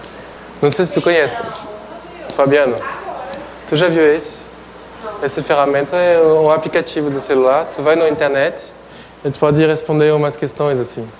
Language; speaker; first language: Portuguese; non-native, fluent; French